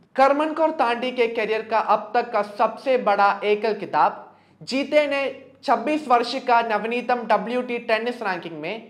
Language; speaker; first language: Hindi; non-native, local second language; Malayalam